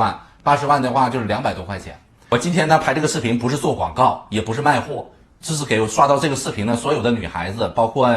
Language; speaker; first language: Chinese; native; Chinese